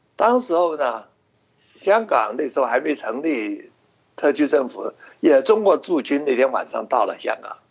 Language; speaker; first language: Chinese; non-native, local second language; Cantonese